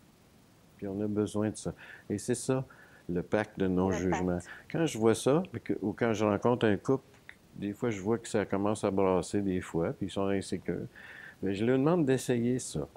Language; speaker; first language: French; native; French